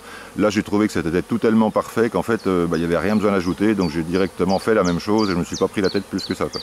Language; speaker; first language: French; native; French